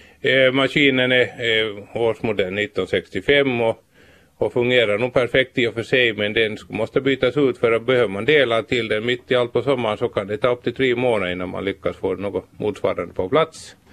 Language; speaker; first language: Swedish; native; Swedish